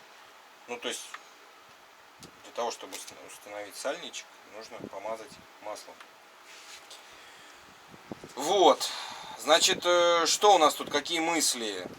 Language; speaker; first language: Russian; native; Russian